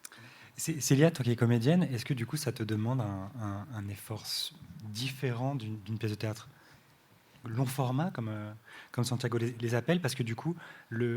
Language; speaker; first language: French; native; French